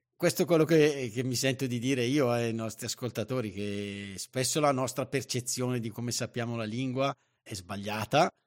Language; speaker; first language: Italian; native; Italian